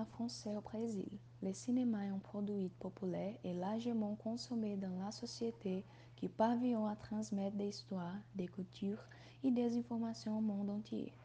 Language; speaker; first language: French; non-native, learner; Portuguese